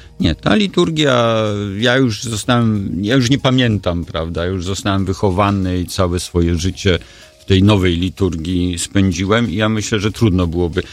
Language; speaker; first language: Polish; native; Polish